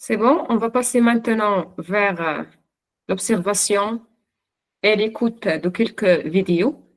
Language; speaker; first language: French; non-native, local second language; Arabic